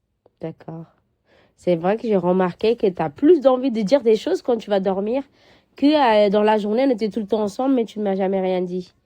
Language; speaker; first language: French; non-native, fluent; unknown